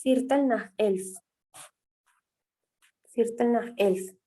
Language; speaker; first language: German; non-native, fluent; Spanish